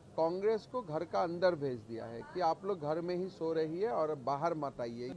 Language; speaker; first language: Hindi; non-native, local second language; Assamese